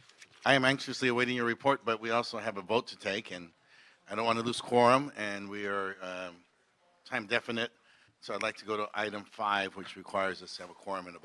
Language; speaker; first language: English; native; English